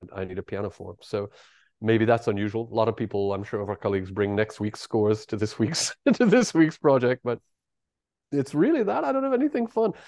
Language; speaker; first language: English; native; English